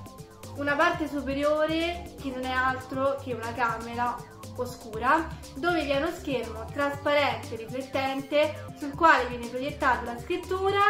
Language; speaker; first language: Italian; native; Italian